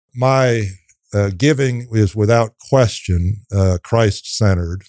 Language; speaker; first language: English; native; English